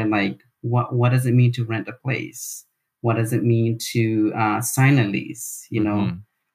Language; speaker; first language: English; non-native, fluent; Spanish